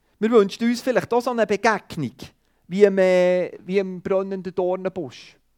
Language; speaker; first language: German; non-native, fluent; Swiss German